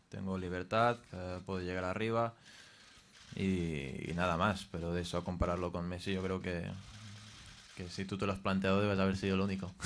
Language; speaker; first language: Spanish; native; Spanish